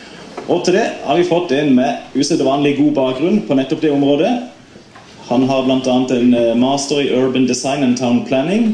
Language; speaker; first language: Norwegian; native; Norwegian